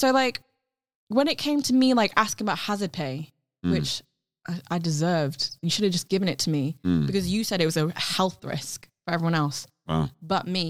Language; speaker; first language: English; non-native, local second language; Cantonese